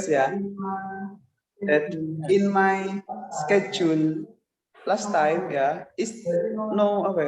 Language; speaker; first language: English; non-native, learner; Indonesian